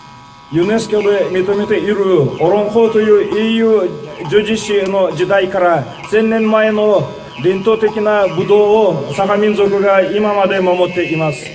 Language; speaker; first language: Japanese; non-native, fluent; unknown